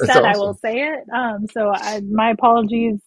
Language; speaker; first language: English; native; English